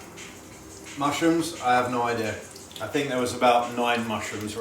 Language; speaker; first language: English; native; English